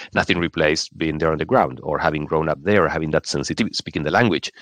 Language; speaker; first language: English; non-native, fluent; Spanish